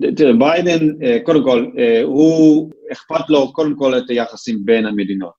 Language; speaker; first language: Hebrew; non-native, fluent; English